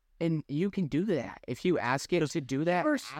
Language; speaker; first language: English; native; English